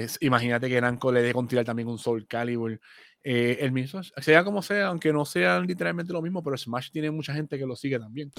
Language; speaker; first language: Spanish; native; Spanish